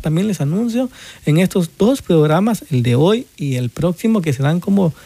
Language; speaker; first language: Spanish; native; Spanish